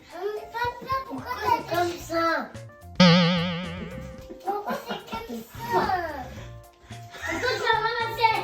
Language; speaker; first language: French; early bilingual, other home language; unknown